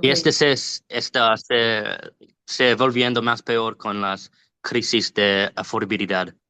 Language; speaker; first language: Spanish; non-native, learner; English